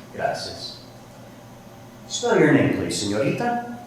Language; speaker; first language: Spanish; non-native, fluent; English